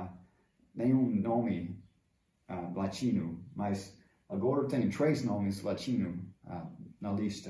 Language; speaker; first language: Portuguese; non-native, fluent; English